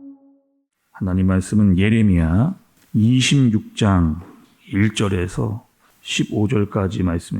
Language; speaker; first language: Korean; native; Korean